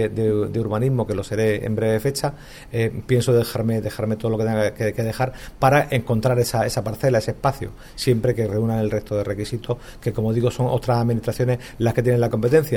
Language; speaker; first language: Spanish; native; Spanish